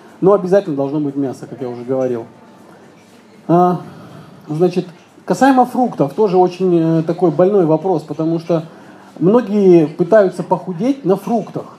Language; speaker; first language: Russian; native; Russian